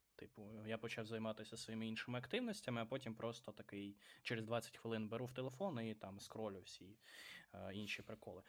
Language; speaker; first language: Ukrainian; non-native, local second language; Russian